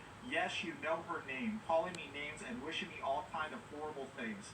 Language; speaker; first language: English; native; English